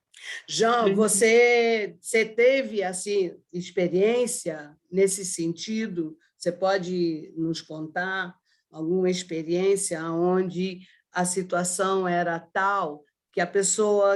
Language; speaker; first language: Portuguese; early bilingual, other home language; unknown